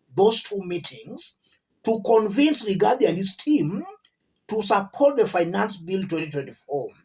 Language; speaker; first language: English; non-native, local second language; Swahili